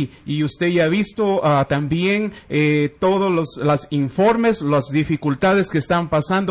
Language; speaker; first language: Spanish; native; Spanish